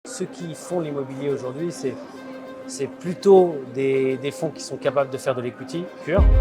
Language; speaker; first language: French; native; French